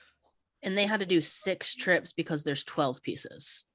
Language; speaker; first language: English; native; English